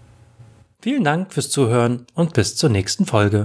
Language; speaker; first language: German; native; German